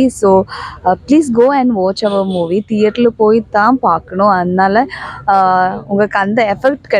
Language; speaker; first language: Tamil; non-native, learner; Malayalam